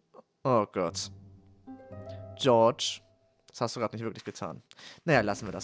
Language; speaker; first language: German; native; German